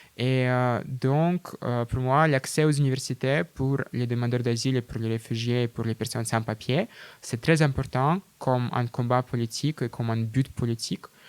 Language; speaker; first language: French; non-native, fluent; Russian